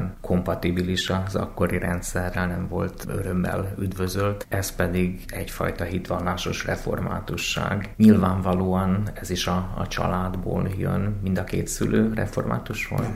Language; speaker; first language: Hungarian; native; Hungarian